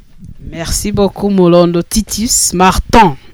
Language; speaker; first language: French; non-native, fluent; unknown